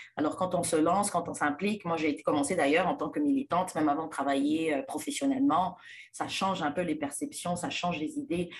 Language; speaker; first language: French; non-native, local second language; Lingala